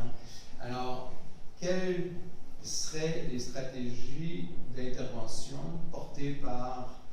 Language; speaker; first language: French; native; French